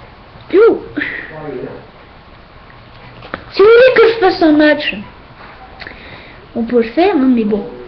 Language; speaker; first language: French; native; French